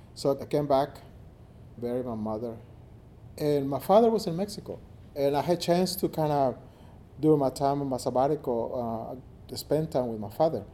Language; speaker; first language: English; non-native, fluent; Spanish